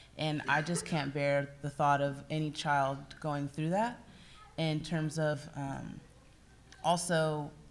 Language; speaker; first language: English; native; English